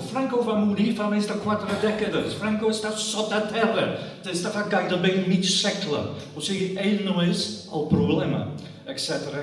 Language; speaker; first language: Catalan; non-native, fluent; English